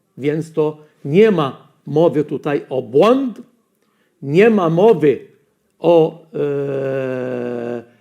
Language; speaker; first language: Polish; non-native, learner; Arabic